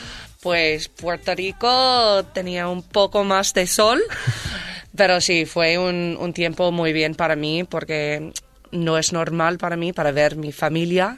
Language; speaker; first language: Spanish; non-native, learner; English